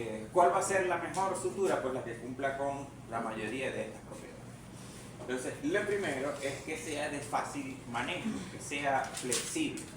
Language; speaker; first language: Spanish; native; Spanish